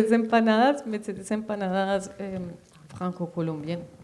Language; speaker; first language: French; non-native, fluent; Spanish